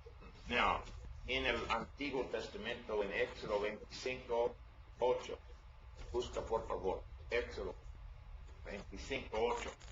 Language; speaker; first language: Spanish; non-native, learner; English